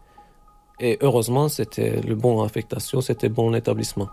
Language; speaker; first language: French; non-native, fluent; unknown